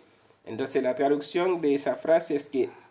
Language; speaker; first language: Spanish; non-native, fluent; Haitian Creole